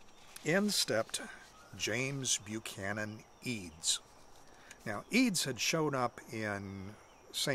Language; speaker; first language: English; native; English